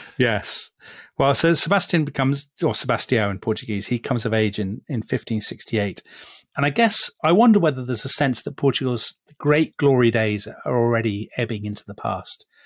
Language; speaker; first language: English; native; English